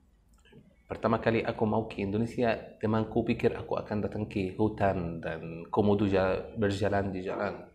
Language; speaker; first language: Indonesian; non-native, fluent; Arabic